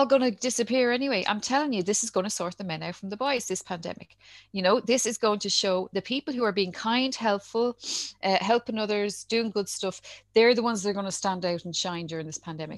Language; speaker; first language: English; native; English